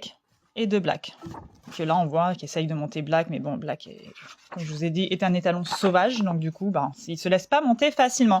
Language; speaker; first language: French; native; French